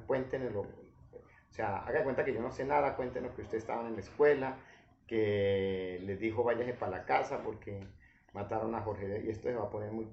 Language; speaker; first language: Spanish; native; Spanish